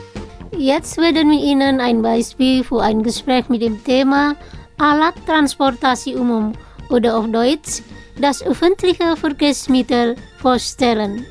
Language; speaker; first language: German; non-native, fluent; Indonesian